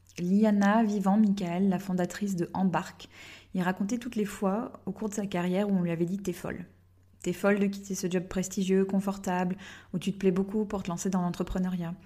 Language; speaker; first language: French; native; French